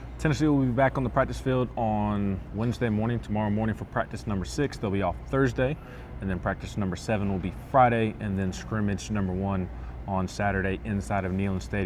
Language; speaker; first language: English; native; English